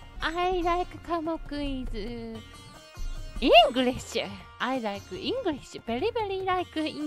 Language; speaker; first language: English; non-native, learner; Japanese